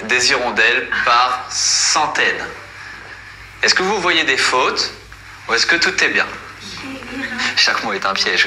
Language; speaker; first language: French; native; French